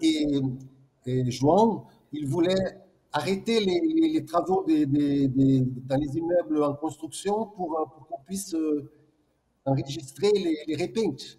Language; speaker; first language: French; non-native, fluent; Portuguese